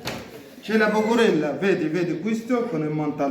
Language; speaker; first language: Italian; non-native, fluent; Arabic